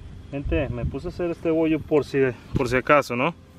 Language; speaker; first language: Spanish; native; Spanish